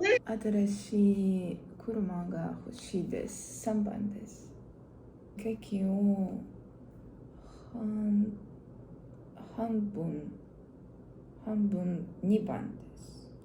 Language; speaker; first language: Japanese; non-native, learner; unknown